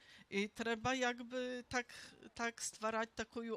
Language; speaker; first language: Polish; non-native, local second language; Belarusian